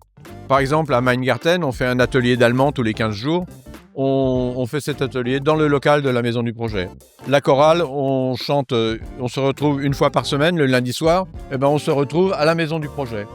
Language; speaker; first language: French; native; French